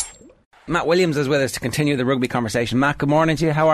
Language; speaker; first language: English; native; English